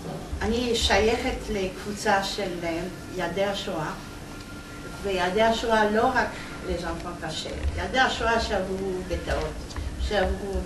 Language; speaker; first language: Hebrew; non-native, fluent; Polish